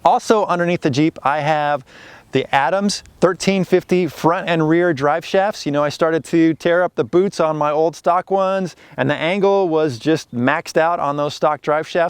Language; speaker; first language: English; native; English